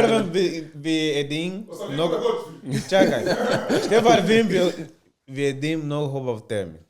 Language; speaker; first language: Bulgarian; non-native, learner; Portuguese